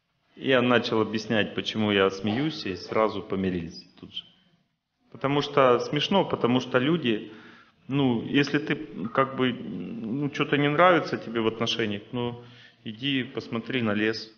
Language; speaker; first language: Russian; native; Russian